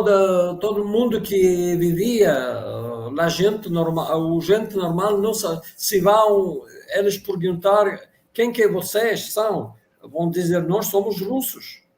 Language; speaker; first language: Portuguese; non-native, fluent; Russian